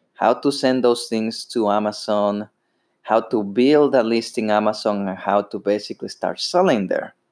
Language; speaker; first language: English; non-native, fluent; Spanish